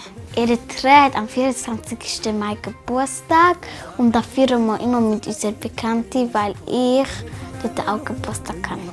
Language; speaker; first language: German; early bilingual, other home language; Tigrinya